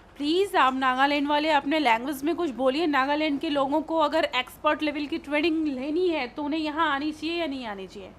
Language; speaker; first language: Hindi; native; Hindi